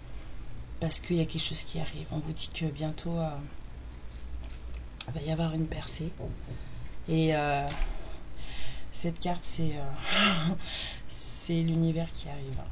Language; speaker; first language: French; native; French